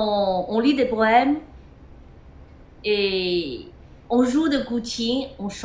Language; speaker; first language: French; non-native, fluent; Chinese